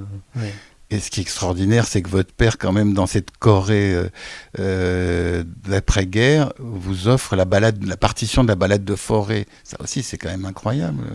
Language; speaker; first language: French; native; French